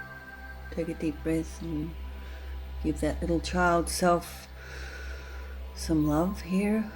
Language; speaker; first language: English; native; English